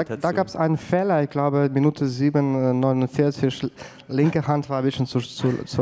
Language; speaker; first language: German; non-native, fluent; Ukrainian